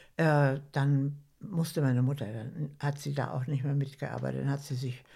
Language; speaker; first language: German; native; German